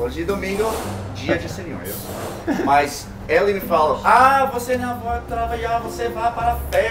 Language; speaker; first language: Portuguese; non-native, learner; English